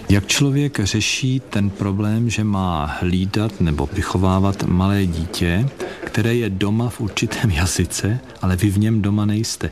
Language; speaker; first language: Czech; native; Czech